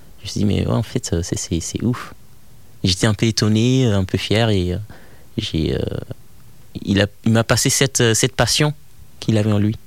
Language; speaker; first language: French; non-native, fluent; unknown